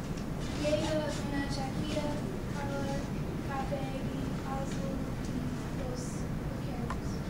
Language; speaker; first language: Spanish; non-native, learner; English